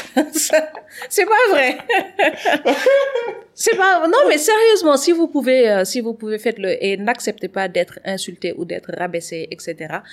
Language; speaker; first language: French; non-native, local second language; Wolof